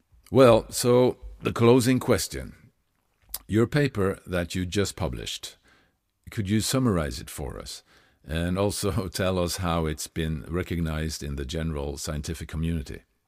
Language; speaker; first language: English; non-native, fluent; Norwegian